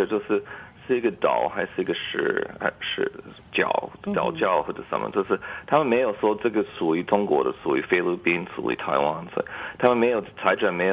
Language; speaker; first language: Chinese; early bilingual, heritage; English